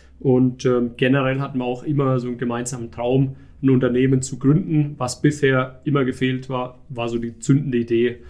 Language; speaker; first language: German; native; German